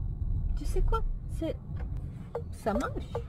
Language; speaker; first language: French; non-native, fluent; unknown